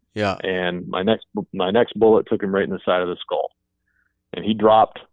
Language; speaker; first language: English; native; English